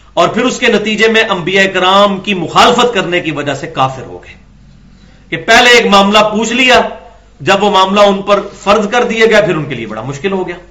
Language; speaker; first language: Urdu; non-native, local second language; Punjabi